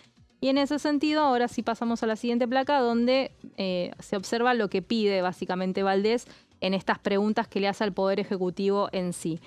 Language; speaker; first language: Spanish; native; Spanish